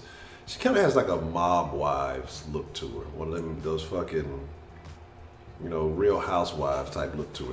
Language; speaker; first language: English; native; English